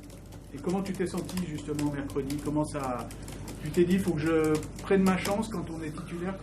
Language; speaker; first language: French; native; French